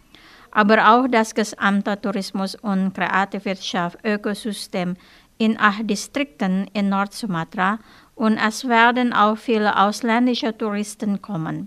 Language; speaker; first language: German; non-native, fluent; Indonesian